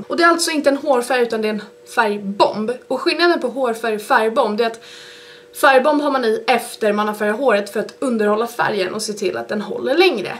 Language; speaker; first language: Swedish; native; Swedish